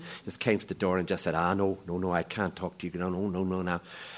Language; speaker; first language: English; native; English